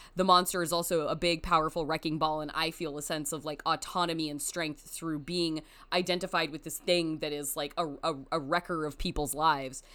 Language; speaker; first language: English; native; English